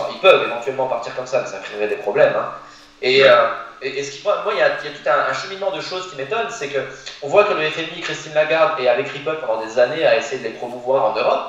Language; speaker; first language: French; native; French